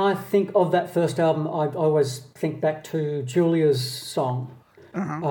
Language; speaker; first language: English; native; English